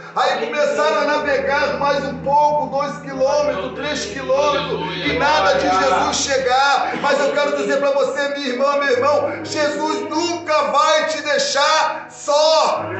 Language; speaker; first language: Portuguese; native; Portuguese